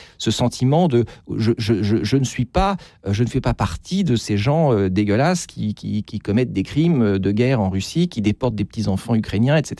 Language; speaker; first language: French; native; French